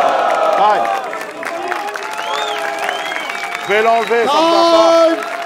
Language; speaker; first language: French; native; French